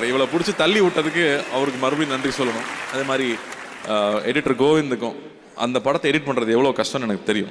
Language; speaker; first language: Tamil; native; Tamil